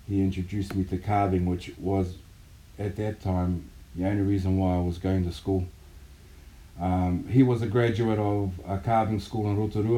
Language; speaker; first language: English; native; English